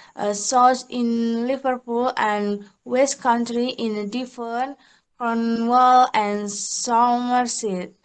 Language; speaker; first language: English; non-native, learner; Indonesian